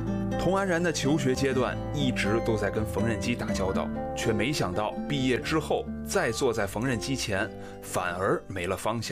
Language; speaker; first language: Chinese; native; Chinese